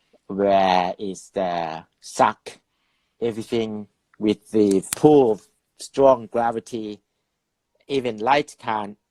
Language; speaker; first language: English; non-native, fluent; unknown